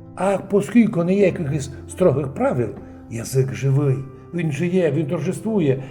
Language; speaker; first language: Ukrainian; native; Ukrainian